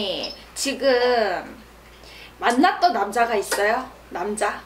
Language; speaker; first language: Korean; native; Korean